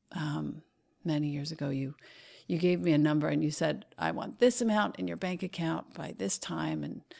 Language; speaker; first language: English; native; English